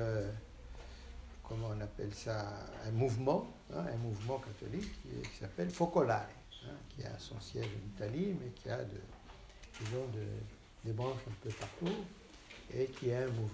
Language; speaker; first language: French; non-native, fluent; Portuguese